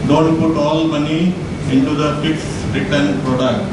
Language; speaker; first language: English; non-native, local second language; Gujarati